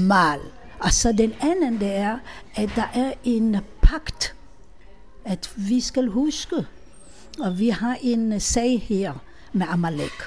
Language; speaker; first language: Danish; non-native, fluent; Hebrew